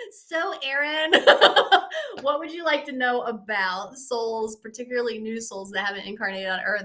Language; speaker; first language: English; native; English